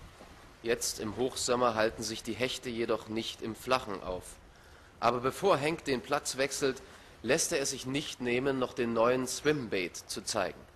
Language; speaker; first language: German; native; German